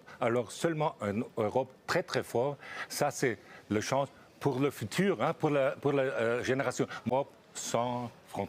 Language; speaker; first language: French; non-native, fluent; German